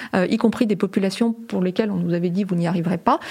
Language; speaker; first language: French; native; French